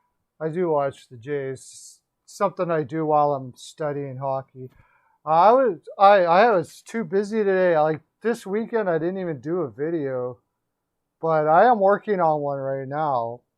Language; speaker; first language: English; native; English